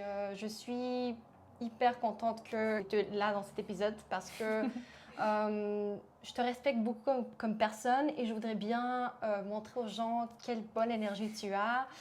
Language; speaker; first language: French; non-native, fluent; Bulgarian